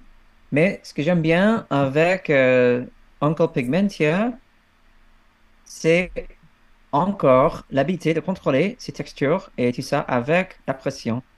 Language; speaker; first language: French; non-native, fluent; English